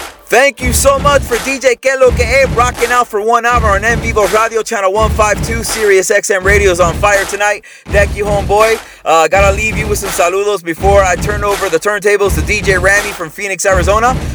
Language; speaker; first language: English; early bilingual, other home language; Spanish